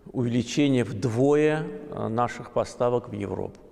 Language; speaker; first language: Russian; non-native, local second language; Azerbaijani